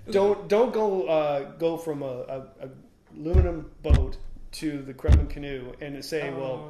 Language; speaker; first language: English; native; English